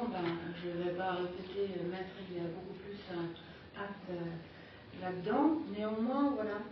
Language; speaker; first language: French; non-native, fluent; German